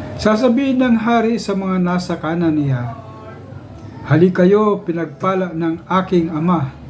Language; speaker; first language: Filipino; native; Filipino